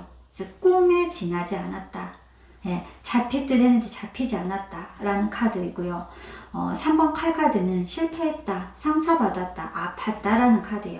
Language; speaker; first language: Korean; native; Korean